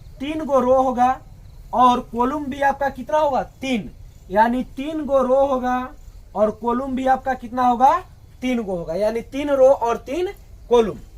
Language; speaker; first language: Hindi; native; Hindi